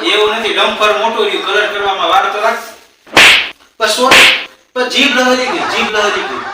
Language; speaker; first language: Gujarati; native; Gujarati